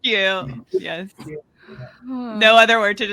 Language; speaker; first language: English; native; English